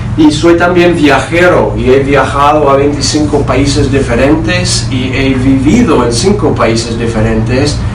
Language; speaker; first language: Spanish; non-native, fluent; English